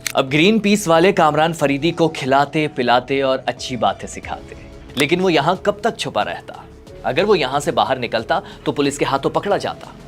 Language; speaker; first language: Urdu; native; Urdu